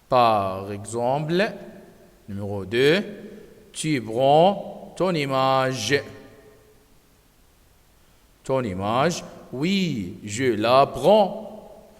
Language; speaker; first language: French; non-native, fluent; Arabic